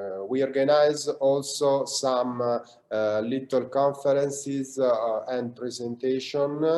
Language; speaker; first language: English; non-native, learner; Italian